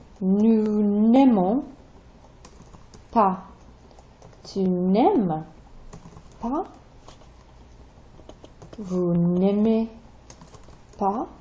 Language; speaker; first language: French; non-native, fluent; English